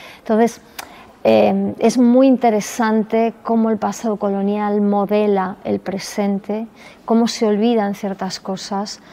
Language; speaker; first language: Spanish; non-native, local second language; Galician